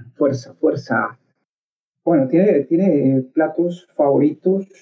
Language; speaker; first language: Spanish; native; Spanish